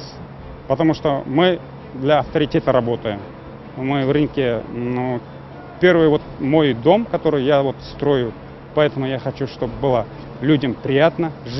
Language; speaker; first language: Russian; non-native, local second language; Kazakh